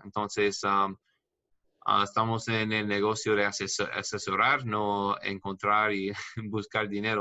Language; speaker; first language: Spanish; non-native, learner; English